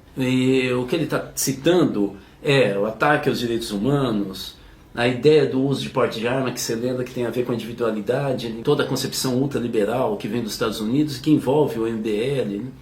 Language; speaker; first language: Portuguese; native; Portuguese